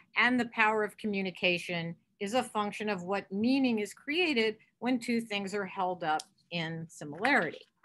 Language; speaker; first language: English; native; English